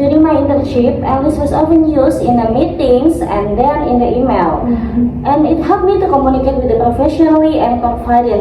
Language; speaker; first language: English; non-native, learner; Indonesian